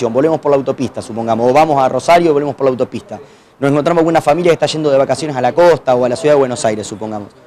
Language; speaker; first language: Spanish; native; Spanish